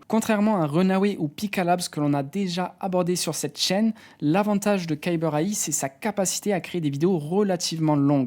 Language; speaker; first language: French; native; French